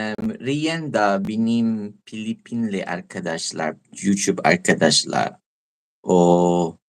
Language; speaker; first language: Turkish; non-native, learner; Filipino